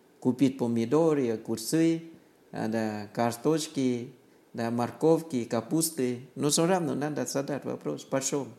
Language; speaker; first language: Russian; non-native, learner; Thai